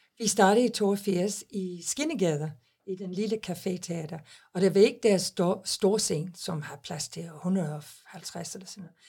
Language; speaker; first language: Danish; non-native, fluent; English